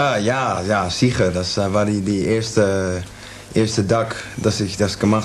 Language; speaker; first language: German; non-native, learner; Dutch